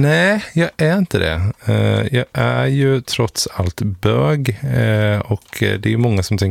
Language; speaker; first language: Swedish; native; Swedish